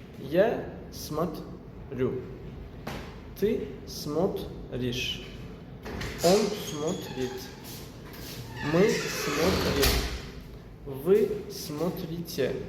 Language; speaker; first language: Russian; non-native, fluent; Azerbaijani